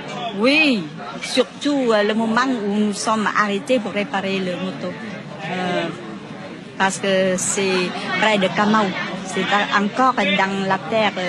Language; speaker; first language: French; non-native, local second language; Vietnamese